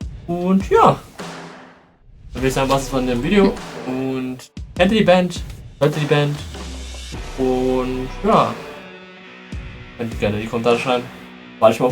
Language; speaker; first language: German; native; German